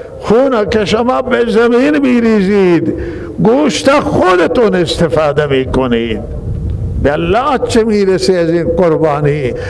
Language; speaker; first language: Persian; non-native, local second language; Baluchi